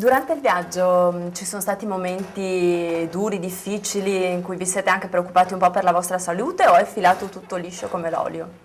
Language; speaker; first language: Italian; native; Italian